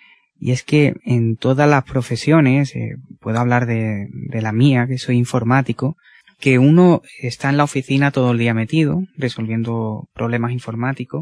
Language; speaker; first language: Spanish; native; Spanish